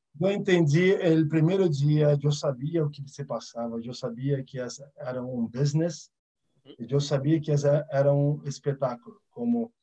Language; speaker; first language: Portuguese; early bilingual, other home language; Arabic